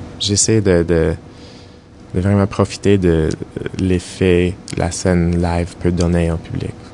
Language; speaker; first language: French; non-native, fluent; English